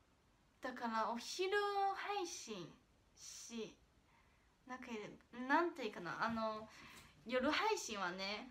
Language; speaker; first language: Japanese; non-native, fluent; Chinese